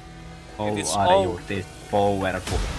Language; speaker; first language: English; non-native, learner; Finnish